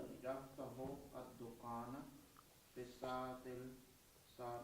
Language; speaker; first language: Arabic; non-native, learner; Urdu